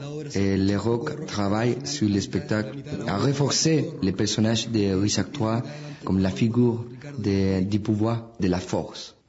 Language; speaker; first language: French; non-native, fluent; Spanish